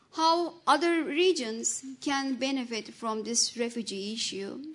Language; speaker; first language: English; non-native, fluent; Turkish